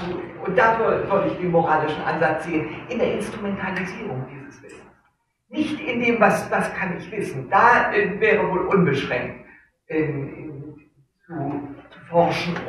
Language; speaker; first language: German; native; German